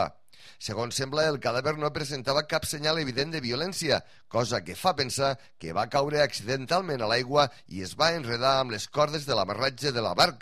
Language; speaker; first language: Catalan; native; Catalan